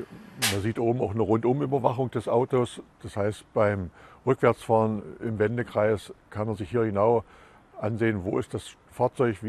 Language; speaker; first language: German; native; German